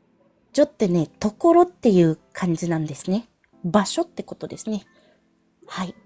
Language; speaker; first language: Japanese; non-native, fluent; Filipino